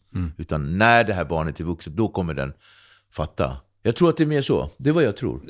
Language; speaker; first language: Swedish; early bilingual, other home language; Kabuverdianu